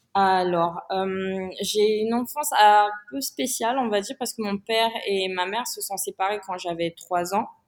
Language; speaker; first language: French; non-native, local second language; Malagasy